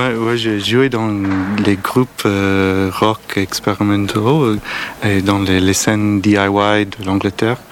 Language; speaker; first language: French; non-native, learner; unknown